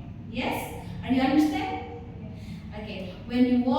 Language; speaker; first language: English; non-native, learner; Indonesian